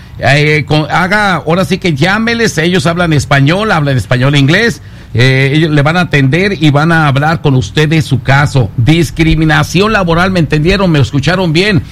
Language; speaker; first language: Spanish; native; Spanish